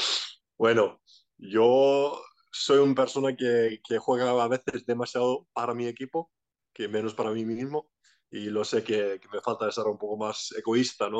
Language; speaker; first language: Spanish; non-native, fluent; Icelandic